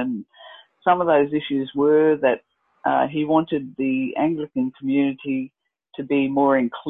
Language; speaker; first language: English; native; English